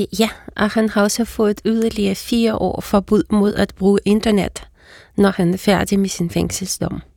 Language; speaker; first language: Danish; non-native, fluent; Russian